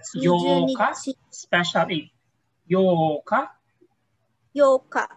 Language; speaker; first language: Japanese; non-native, fluent; Filipino